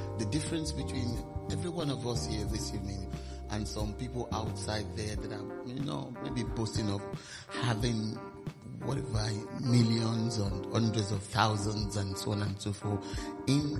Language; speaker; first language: English; non-native, local second language; Yoruba